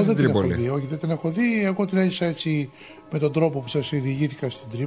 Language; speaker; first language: Greek; native; Greek